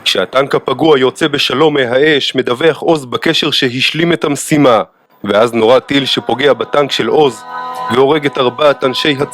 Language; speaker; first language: Hebrew; native; Hebrew